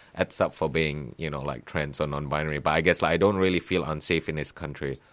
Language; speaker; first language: English; non-native, local second language; Malay